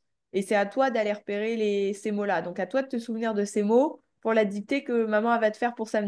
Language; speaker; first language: French; native; French